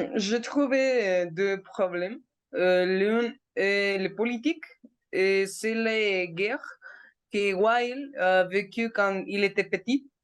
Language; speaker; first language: French; non-native, learner; Spanish